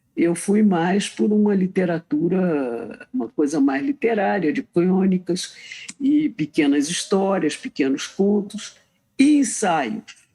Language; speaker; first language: Portuguese; native; Portuguese